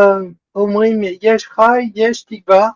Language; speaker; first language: Hebrew; non-native, learner; French